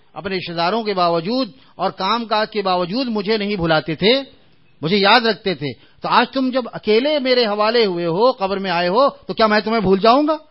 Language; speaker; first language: Urdu; native; Urdu